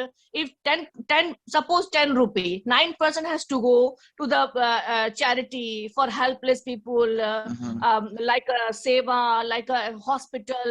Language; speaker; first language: English; non-native, learner; Hindi